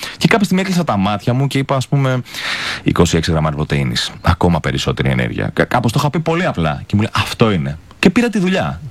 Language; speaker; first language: Greek; native; Greek